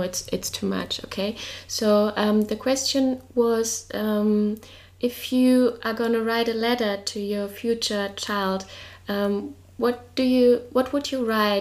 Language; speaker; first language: English; non-native, fluent; German